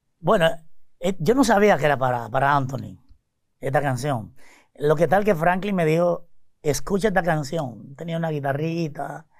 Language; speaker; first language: Spanish; native; Spanish